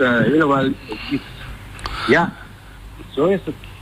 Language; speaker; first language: Dutch; non-native, local second language; Papiamento